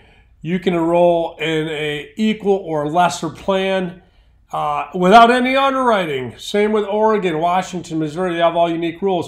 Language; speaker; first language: English; native; English